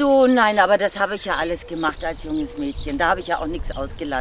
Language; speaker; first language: German; native; German